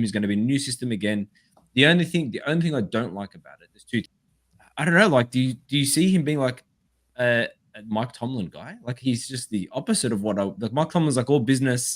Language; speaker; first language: English; native; English